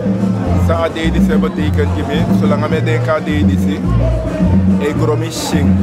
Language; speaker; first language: Dutch; non-native, local second language; Sranan Tongo